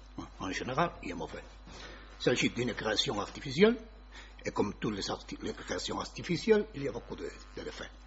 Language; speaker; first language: French; non-native, learner; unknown